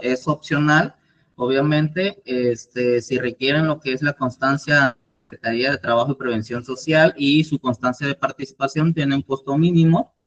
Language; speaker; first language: Spanish; native; Spanish